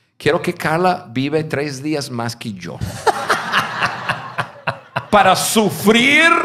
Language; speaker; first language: Spanish; non-native, fluent; English